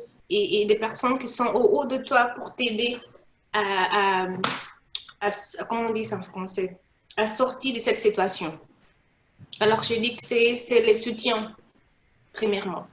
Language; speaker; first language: French; non-native, local second language; Portuguese